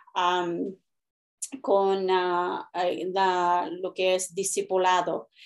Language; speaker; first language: Spanish; early bilingual, heritage; Spanish